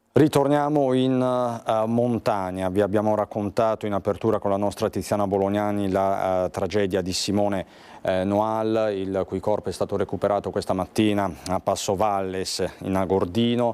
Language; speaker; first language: Italian; native; Italian